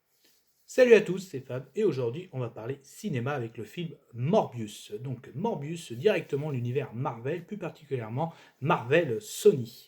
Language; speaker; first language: French; native; French